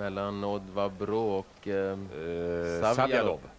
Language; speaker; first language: Swedish; native; Swedish